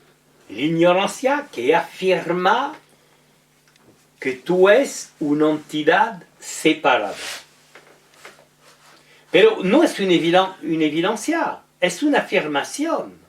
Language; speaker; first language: Spanish; non-native, learner; French